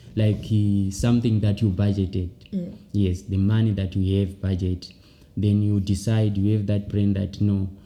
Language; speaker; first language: English; non-native, local second language; Shona